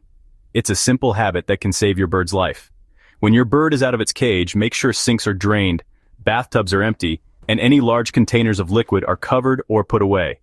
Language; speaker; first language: English; native; English